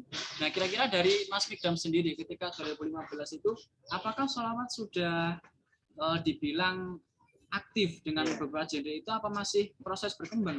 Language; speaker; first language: Indonesian; native; Indonesian